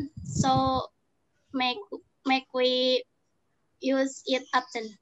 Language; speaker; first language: English; non-native, learner; Indonesian